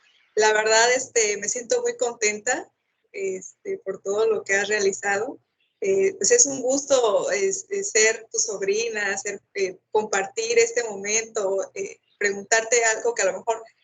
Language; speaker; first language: Spanish; native; Spanish